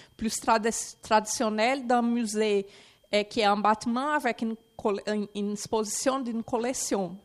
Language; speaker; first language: French; non-native, fluent; Portuguese